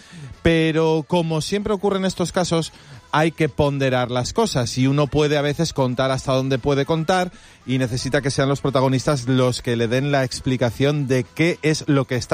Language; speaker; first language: Spanish; native; Spanish